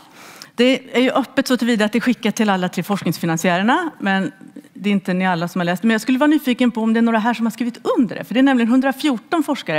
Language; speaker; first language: Swedish; native; Swedish